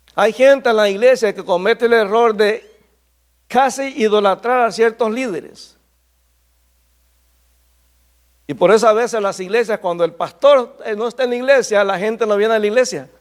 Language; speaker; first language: Spanish; native; Spanish